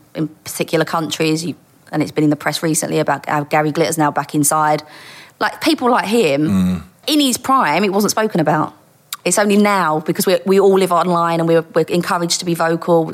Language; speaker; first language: English; native; English